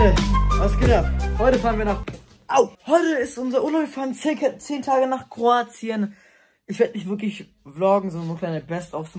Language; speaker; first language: German; native; German